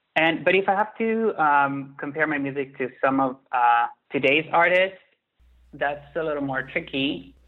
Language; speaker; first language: English; non-native, fluent; Italian